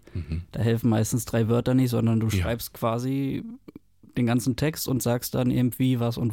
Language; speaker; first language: German; native; German